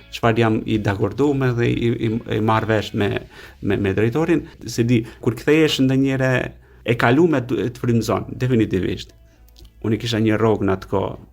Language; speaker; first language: Albanian; native; Albanian